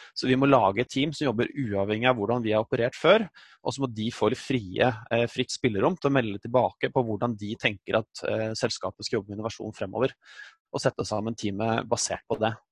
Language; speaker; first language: Norwegian; native; Norwegian